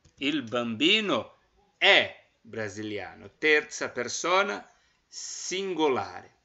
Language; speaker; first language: Italian; non-native, fluent; Portuguese